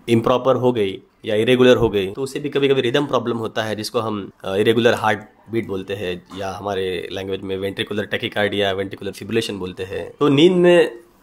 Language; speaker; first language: Hindi; non-native, local second language; Marathi